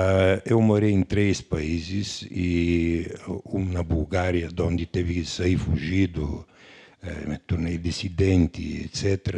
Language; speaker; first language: Portuguese; non-native, fluent; Bulgarian